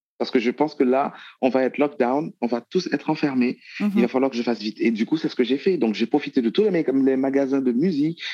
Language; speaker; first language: French; non-native, local second language; Haitian Creole